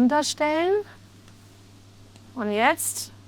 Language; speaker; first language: German; native; German